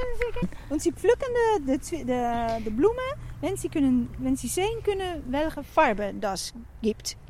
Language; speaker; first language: German; non-native, learner; Dutch